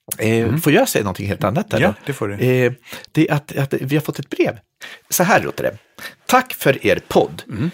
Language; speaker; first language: Swedish; native; Swedish